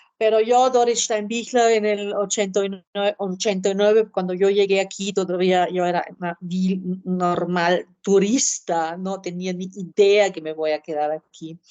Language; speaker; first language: Spanish; non-native, fluent; German